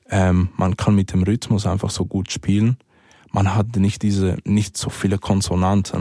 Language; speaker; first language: German; early bilingual, other home language; Spanish